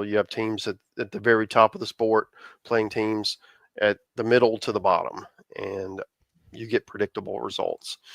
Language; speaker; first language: English; native; English